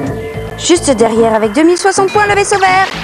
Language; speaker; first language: French; native; French